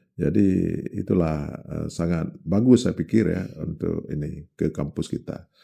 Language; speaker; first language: Indonesian; non-native, local second language; Achinese